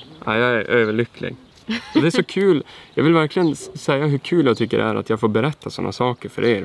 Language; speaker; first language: Swedish; native; Swedish